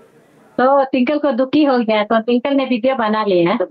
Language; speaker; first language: Hindi; non-native, local second language; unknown